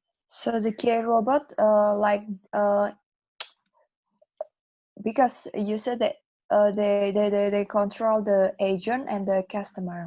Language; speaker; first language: English; non-native, fluent; Indonesian